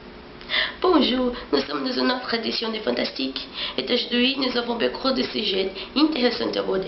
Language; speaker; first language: French; non-native, learner; Portuguese